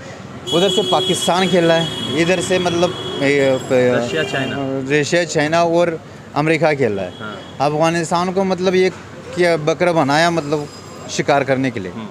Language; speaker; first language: Hindi; non-native, learner; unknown